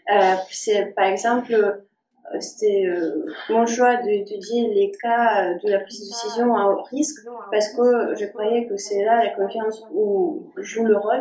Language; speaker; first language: French; non-native, fluent; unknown